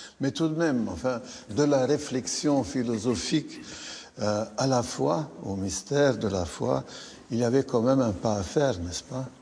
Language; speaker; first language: French; native; French